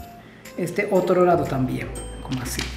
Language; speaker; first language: Spanish; non-native, learner; Japanese